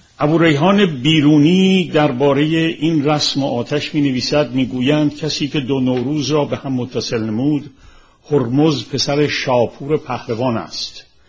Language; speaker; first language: Persian; native; Persian